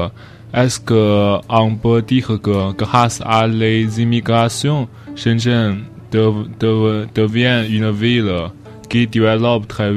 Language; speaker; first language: French; non-native, learner; Chinese